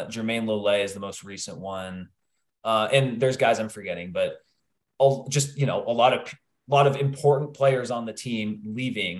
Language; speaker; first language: English; native; English